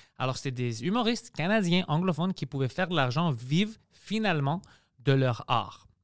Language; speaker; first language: French; early bilingual, other home language; Greek